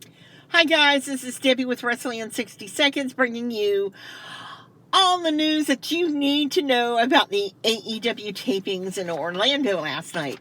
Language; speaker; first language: English; native; English